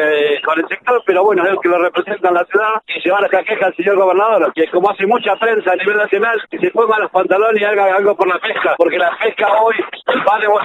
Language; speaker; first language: Spanish; native; Spanish